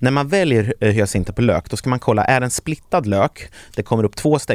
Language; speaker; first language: Swedish; native; Swedish